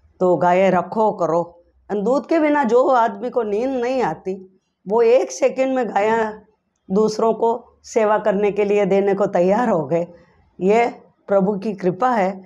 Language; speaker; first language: Hindi; native; Hindi